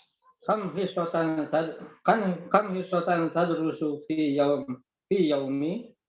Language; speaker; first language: Arabic; non-native, learner; Indonesian